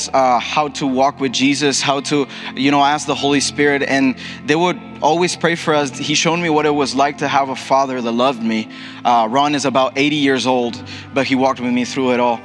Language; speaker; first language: English; non-native, fluent; Spanish